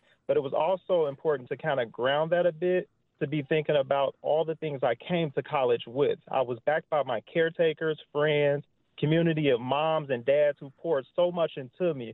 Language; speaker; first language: English; native; English